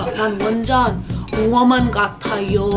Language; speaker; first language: Korean; non-native, fluent; English